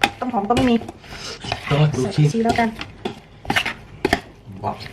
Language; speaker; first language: Thai; native; Thai